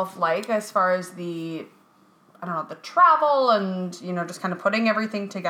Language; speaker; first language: English; native; English